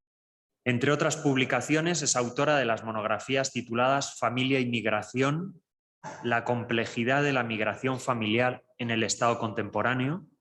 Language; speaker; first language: Spanish; native; Spanish